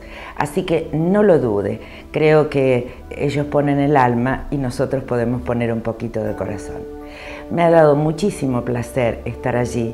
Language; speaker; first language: Spanish; native; Spanish